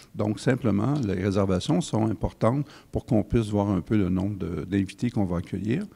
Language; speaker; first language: French; native; French